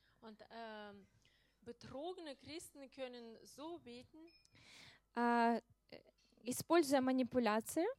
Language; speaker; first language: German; non-native, fluent; Russian